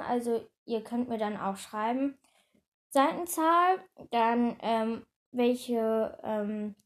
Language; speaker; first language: German; native; German